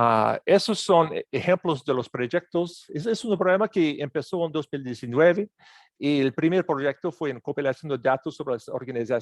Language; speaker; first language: Spanish; non-native, fluent; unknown